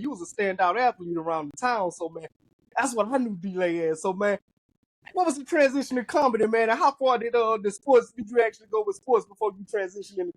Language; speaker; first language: English; native; English